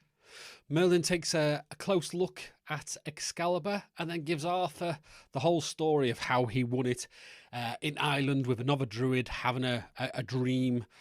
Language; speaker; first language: English; native; English